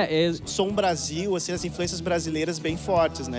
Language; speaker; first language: Portuguese; native; Portuguese